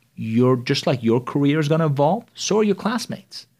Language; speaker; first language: English; non-native, fluent; Persian